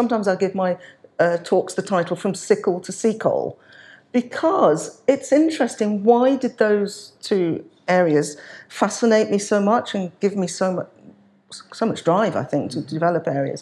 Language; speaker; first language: English; native; English